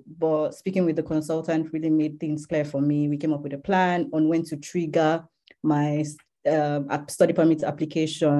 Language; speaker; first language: English; non-native, local second language; Yoruba